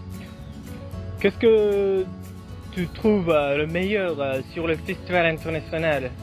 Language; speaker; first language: French; non-native, learner; Mongolian